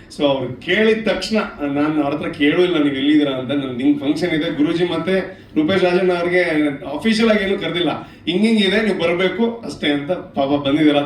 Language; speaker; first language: Kannada; non-native, local second language; Tulu